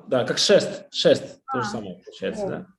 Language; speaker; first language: Russian; native; Russian